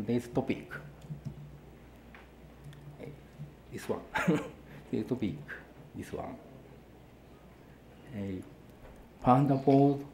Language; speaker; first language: English; non-native, learner; Japanese